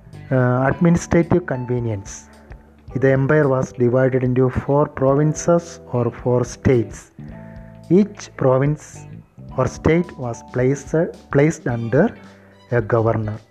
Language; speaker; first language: English; non-native, local second language; Malayalam